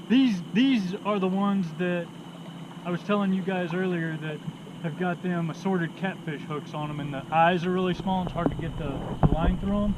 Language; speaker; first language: English; native; English